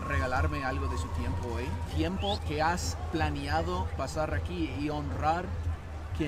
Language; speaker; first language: Spanish; non-native, learner; English